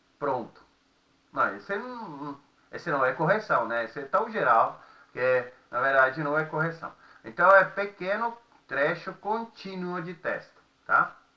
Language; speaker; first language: Portuguese; non-native, fluent; Czech